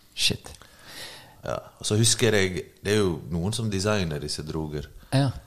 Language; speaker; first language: Norwegian; early bilingual, other home language; Bosnian